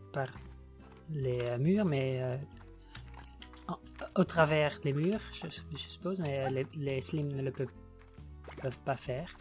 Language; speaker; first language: French; non-native, learner; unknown